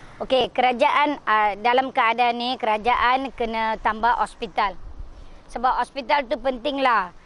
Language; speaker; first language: Malay; non-native, local second language; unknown